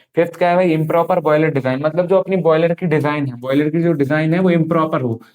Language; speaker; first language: Hindi; native; Hindi